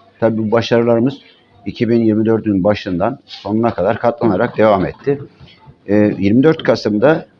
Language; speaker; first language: Turkish; native; Turkish